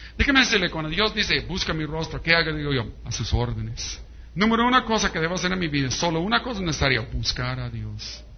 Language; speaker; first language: Spanish; early bilingual, heritage; Spanish